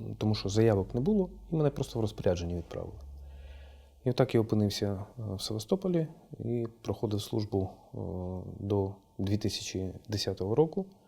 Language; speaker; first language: Ukrainian; non-native, local second language; Russian